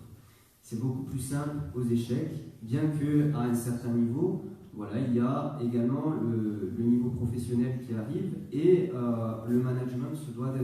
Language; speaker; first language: French; native; French